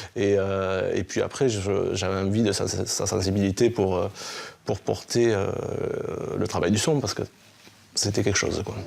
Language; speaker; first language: French; native; French